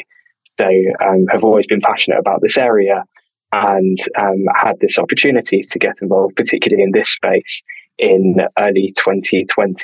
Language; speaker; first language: English; native; English